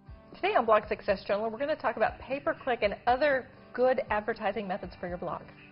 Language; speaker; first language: English; native; English